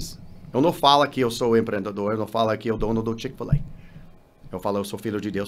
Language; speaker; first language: Portuguese; non-native, learner; English